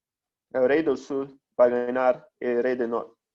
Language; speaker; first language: Spanish; non-native, fluent; Portuguese